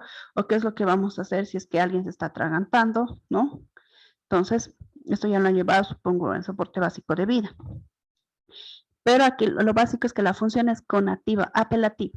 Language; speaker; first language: Spanish; native; Spanish